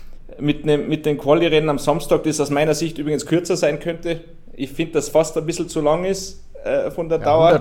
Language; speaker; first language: German; native; German